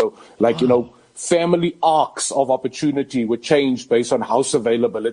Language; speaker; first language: English; native; English